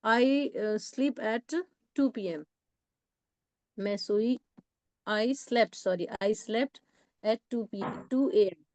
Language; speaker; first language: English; non-native, local second language; Hindi